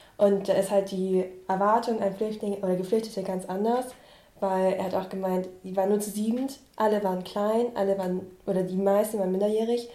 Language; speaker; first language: German; early bilingual, other home language; Vietnamese